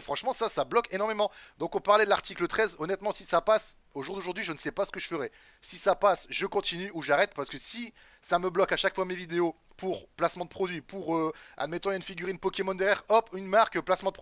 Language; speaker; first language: French; native; French